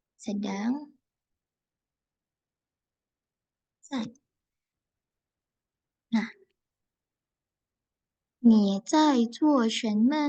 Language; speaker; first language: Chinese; non-native, fluent; Indonesian